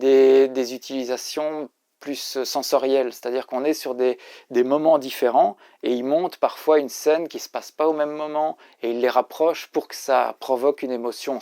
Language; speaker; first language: French; native; French